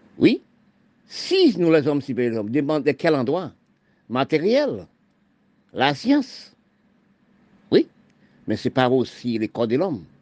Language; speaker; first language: French; non-native, local second language; Haitian Creole